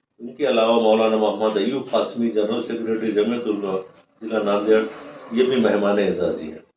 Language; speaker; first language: Urdu; native; Urdu